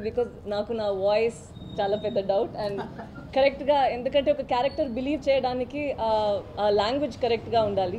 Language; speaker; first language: Telugu; non-native, fluent; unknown